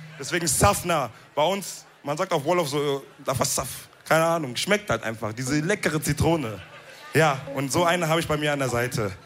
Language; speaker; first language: German; early bilingual, other home language; Wolof